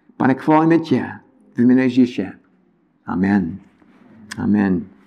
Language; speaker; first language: Czech; non-native, learner; English